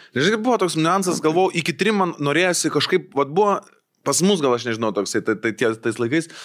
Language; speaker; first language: Lithuanian; native; Lithuanian